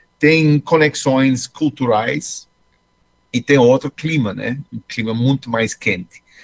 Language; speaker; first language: Portuguese; non-native, fluent; English